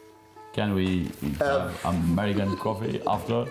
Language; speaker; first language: English; non-native, learner; Albanian